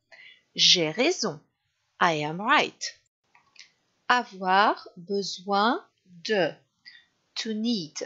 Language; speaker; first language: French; non-native, fluent; English